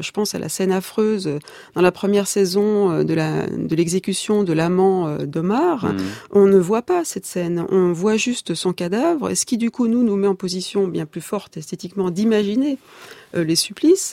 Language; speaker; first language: French; native; French